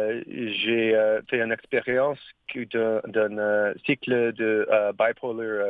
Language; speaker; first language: French; non-native, learner; English